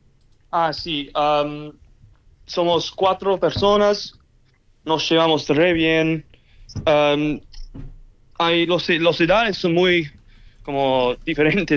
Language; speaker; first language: Spanish; early bilingual, heritage; English